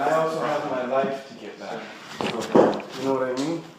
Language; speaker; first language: English; native; English